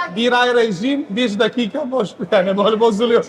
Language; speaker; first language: Turkish; non-native, fluent; Italian